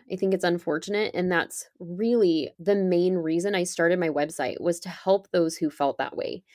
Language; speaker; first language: English; native; English